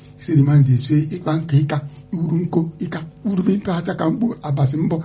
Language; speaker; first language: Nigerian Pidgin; non-native, local second language; Yoruba